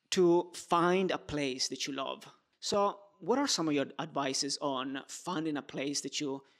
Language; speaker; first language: English; non-native, fluent; Italian